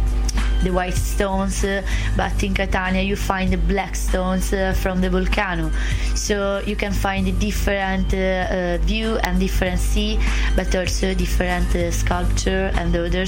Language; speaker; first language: English; non-native, learner; Italian